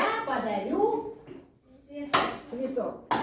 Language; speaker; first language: Russian; non-native, local second language; Kazakh